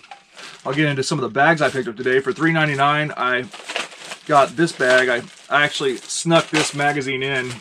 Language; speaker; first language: English; native; English